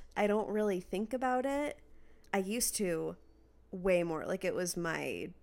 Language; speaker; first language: English; native; English